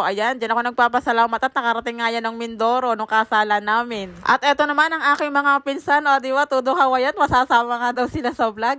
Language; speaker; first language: Filipino; native; Filipino